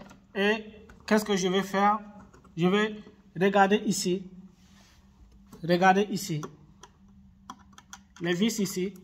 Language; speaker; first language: French; non-native, local second language; Arabic